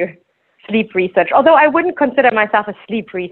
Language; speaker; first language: English; non-native, fluent; Luxembourgish